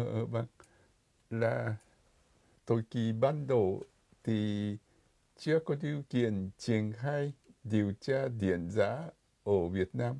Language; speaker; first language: Vietnamese; non-native, fluent; Japanese